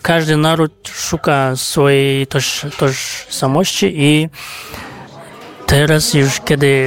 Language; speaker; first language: Polish; non-native, fluent; Kazakh